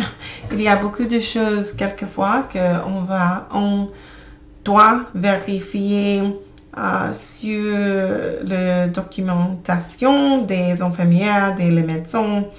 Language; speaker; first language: French; non-native, learner; English